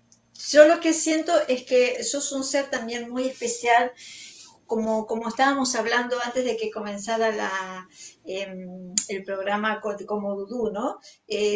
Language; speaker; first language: Portuguese; non-native, learner; Spanish